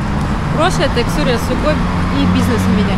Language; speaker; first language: Japanese; non-native, learner; Russian